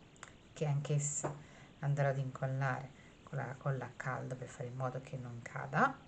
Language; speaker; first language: Italian; native; Italian